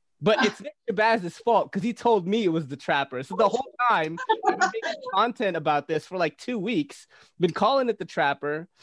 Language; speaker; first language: English; native; English